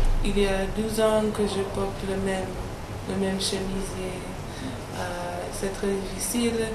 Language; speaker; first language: French; non-native, learner; English